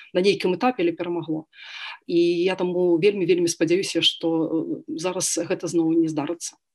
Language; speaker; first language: Belarusian; native; Belarusian